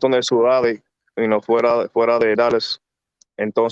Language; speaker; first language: Spanish; early bilingual, heritage; English